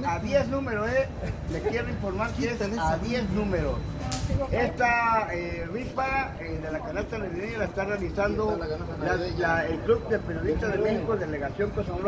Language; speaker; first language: Spanish; native; Spanish